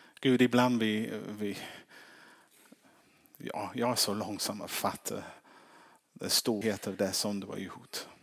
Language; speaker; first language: Swedish; non-native, fluent; English